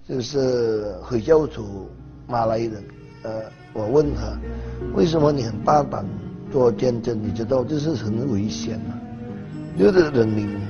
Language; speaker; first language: Chinese; non-native, learner; Hakka Chinese